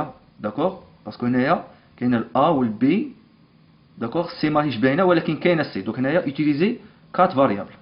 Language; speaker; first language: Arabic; native; Arabic